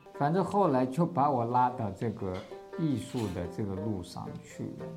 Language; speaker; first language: Chinese; non-native, local second language; Tibetan